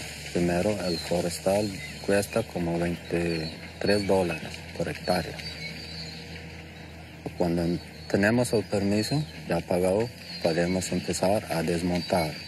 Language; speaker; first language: Spanish; non-native, local second language; Plautdietsch